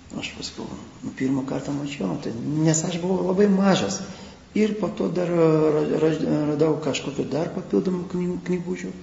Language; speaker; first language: Lithuanian; non-native, local second language; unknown